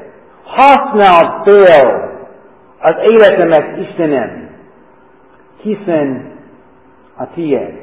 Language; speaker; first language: Hungarian; non-native, learner; English